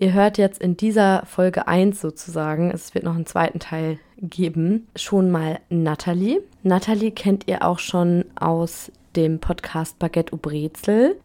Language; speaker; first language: German; native; German